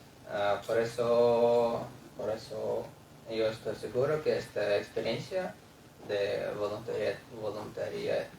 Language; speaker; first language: Spanish; non-native, fluent; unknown